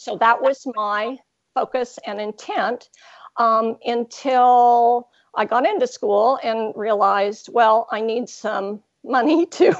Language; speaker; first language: English; native; English